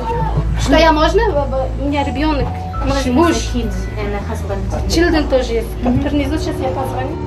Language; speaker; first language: Russian; non-native, learner; Uzbek